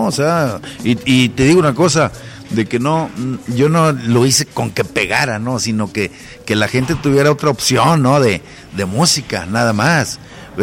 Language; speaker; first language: Spanish; native; Spanish